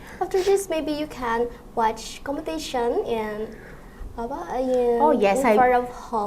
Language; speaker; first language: English; non-native, learner; Indonesian